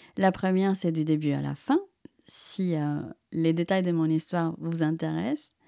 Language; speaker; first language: French; non-native, fluent; Spanish